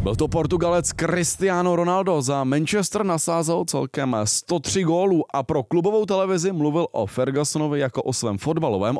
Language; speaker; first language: Czech; native; Czech